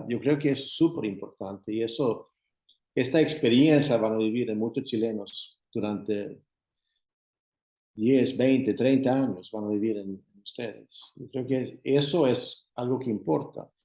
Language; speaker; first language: Spanish; non-native, fluent; Swedish